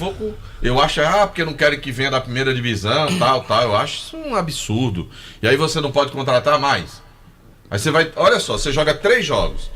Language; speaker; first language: Portuguese; native; Portuguese